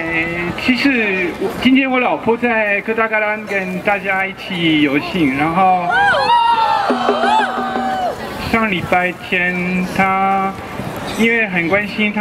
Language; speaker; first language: Chinese; non-native, fluent; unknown